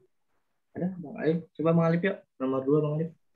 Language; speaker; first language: Indonesian; native; Indonesian